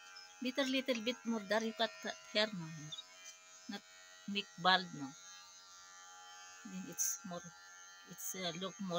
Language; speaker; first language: English; non-native, learner; Filipino